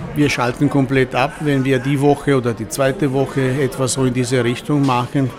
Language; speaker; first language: German; non-native, fluent; Italian